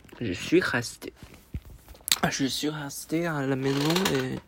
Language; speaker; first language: French; non-native, learner; Chinese